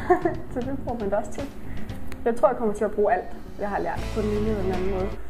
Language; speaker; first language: Danish; native; Danish